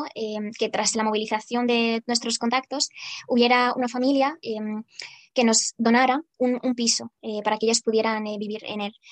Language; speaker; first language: Spanish; non-native, fluent; Ukrainian